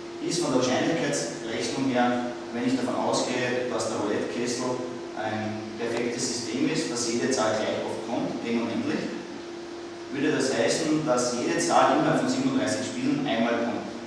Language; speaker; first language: German; native; German